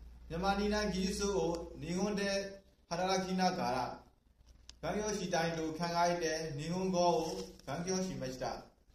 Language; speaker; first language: Japanese; non-native, learner; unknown